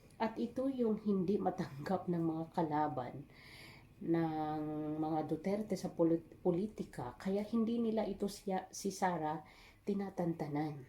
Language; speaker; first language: Filipino; non-native, local second language; Waray